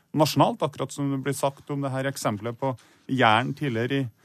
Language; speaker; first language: Norwegian; native; Norwegian